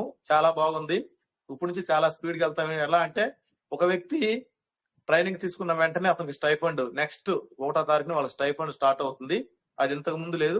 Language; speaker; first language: Telugu; native; Telugu